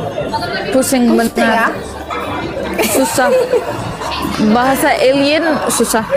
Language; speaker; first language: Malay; non-native, learner; Turkish